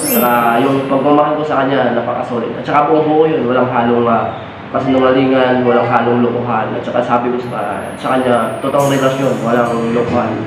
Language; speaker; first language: Filipino; native; Filipino